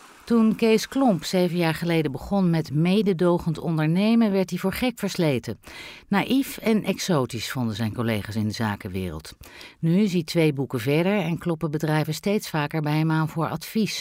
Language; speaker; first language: Dutch; native; Dutch